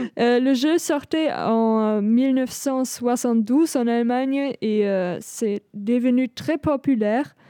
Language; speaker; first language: French; non-native, fluent; German